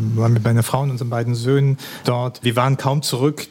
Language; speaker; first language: German; native; German